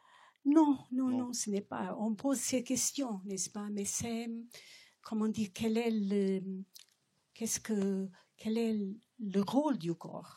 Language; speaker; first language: French; non-native, fluent; Portuguese